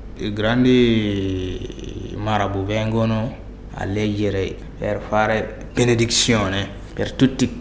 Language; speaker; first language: Italian; non-native, fluent; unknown